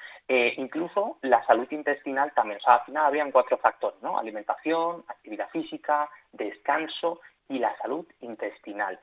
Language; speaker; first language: Spanish; native; Spanish